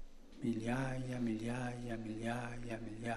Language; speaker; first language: Italian; non-native, fluent; Spanish